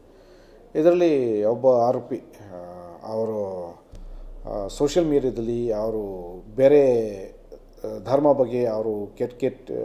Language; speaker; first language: Kannada; non-native, fluent; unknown